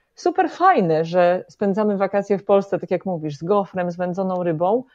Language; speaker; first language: Polish; native; Polish